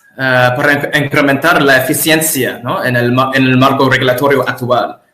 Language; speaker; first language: Spanish; non-native, fluent; English